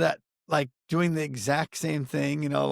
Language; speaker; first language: English; native; English